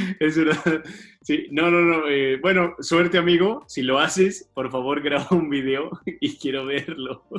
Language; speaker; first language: Spanish; native; Spanish